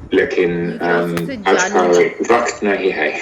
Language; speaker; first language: Hindi; non-native, learner; English